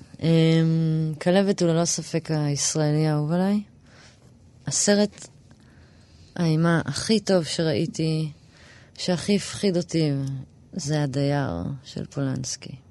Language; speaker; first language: Hebrew; early bilingual, other home language; English